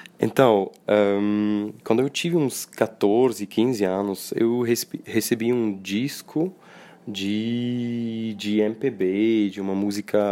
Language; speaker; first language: Portuguese; non-native, fluent; Swiss German